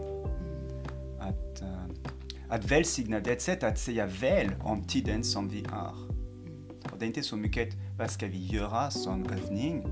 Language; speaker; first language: Swedish; non-native, fluent; French